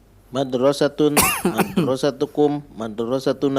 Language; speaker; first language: Arabic; non-native, learner; Indonesian